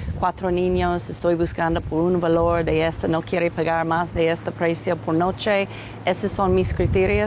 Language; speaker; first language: Spanish; non-native, learner; English